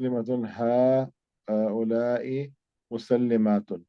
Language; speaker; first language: Arabic; non-native, learner; Urdu